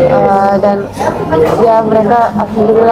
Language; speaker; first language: Indonesian; non-native, fluent; Finnish